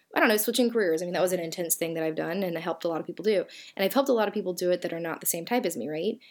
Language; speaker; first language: English; native; English